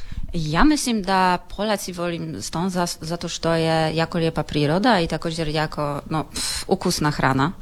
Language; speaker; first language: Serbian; non-native, learner; Polish